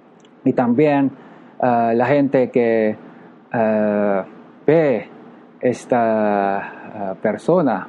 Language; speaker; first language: Spanish; non-native, learner; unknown